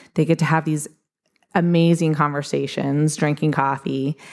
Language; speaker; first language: English; native; English